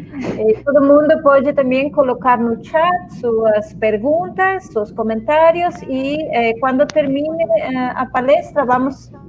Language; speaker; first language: Portuguese; non-native, fluent; Spanish